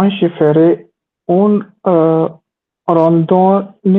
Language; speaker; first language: French; non-native, learner; Hindi